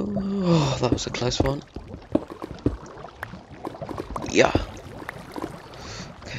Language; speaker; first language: English; native; English